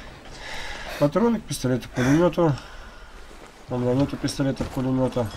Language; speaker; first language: Russian; native; Russian